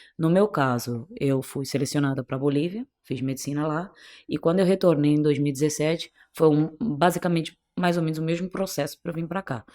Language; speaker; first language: Portuguese; non-native, local second language; Kabuverdianu